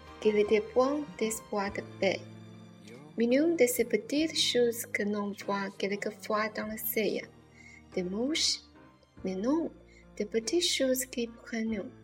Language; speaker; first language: French; non-native, learner; Chinese